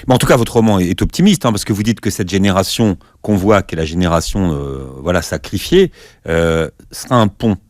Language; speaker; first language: French; native; French